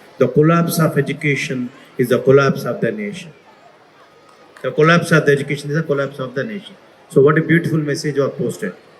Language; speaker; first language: English; non-native, local second language; Telugu